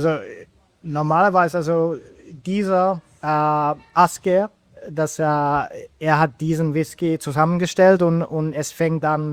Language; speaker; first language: German; non-native, fluent; Finnish